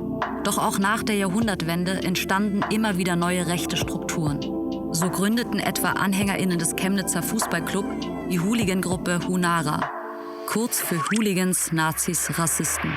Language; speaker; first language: German; native; German